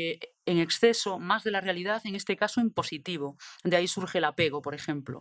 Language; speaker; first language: Spanish; native; Spanish